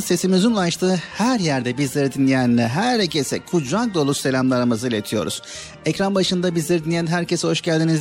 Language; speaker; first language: Turkish; native; Turkish